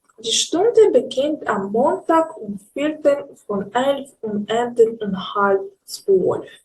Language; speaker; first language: German; non-native, learner; Ukrainian